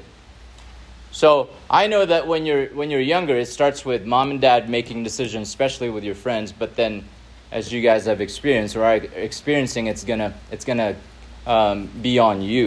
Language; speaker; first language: English; non-native, local second language; Filipino